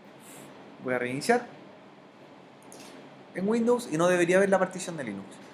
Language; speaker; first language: Spanish; native; Spanish